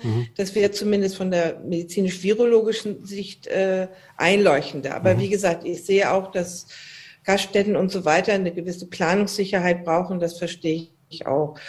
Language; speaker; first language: German; native; German